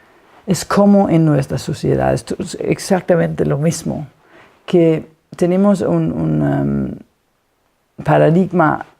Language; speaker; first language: Spanish; non-native, fluent; Danish